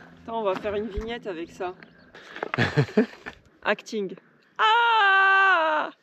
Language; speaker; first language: French; native; French